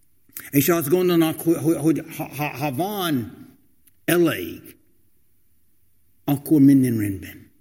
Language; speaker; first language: Hungarian; non-native, fluent; English